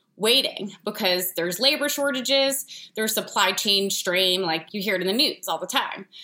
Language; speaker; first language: English; native; English